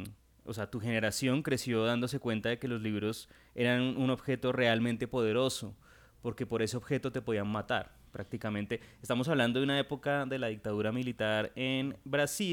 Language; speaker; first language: Spanish; native; Spanish